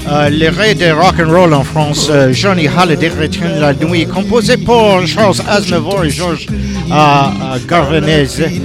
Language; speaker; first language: French; non-native, learner; English